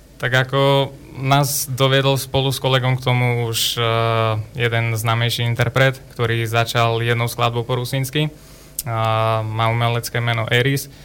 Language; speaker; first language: Slovak; non-native, local second language; Rusyn